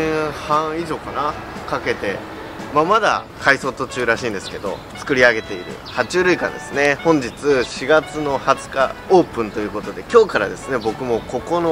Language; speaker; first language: Japanese; native; Japanese